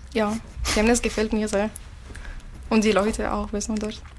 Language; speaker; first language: German; non-native, learner; Arabic